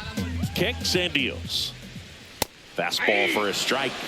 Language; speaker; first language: English; native; English